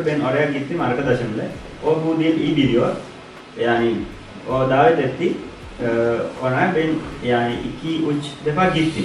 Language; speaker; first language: Turkish; non-native, learner; Sinhala